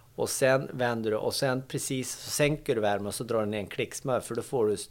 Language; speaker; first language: Swedish; native; Swedish